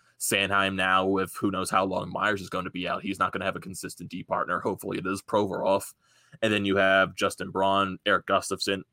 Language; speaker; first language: English; native; English